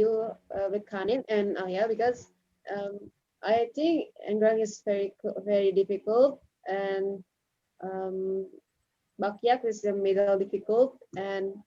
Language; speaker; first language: English; non-native, learner; Indonesian